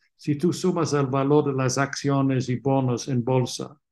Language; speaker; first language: Spanish; non-native, fluent; English